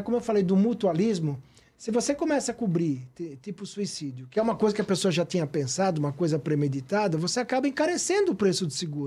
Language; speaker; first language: Portuguese; native; Portuguese